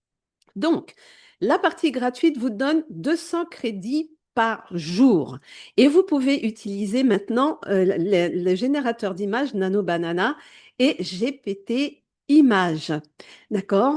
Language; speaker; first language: French; native; French